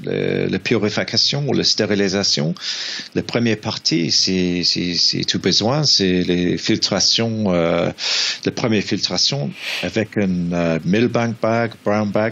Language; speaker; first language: French; non-native, learner; English